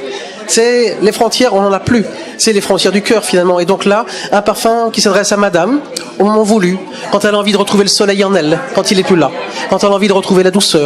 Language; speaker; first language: French; native; French